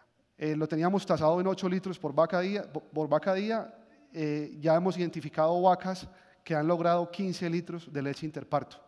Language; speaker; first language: Spanish; native; Spanish